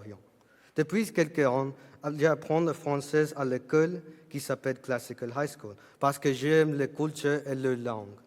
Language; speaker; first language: French; non-native, learner; Spanish